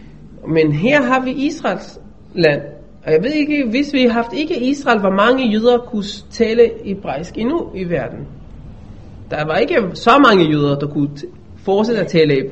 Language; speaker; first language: Danish; non-native, fluent; Hebrew